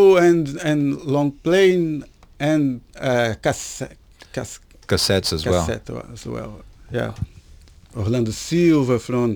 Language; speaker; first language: English; non-native, learner; Portuguese